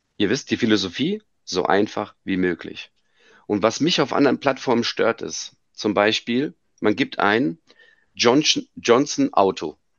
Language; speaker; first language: German; native; German